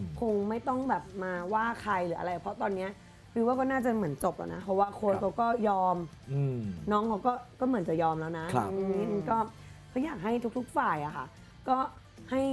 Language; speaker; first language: Thai; native; Thai